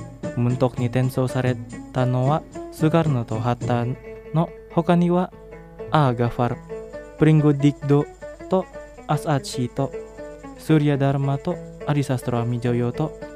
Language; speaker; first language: Japanese; non-native, fluent; Indonesian